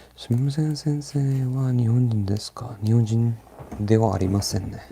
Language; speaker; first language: Japanese; non-native, learner; English